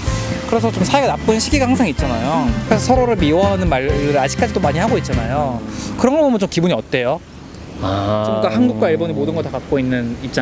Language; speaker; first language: Korean; native; Korean